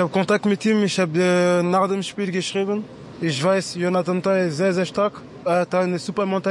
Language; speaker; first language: German; non-native, fluent; French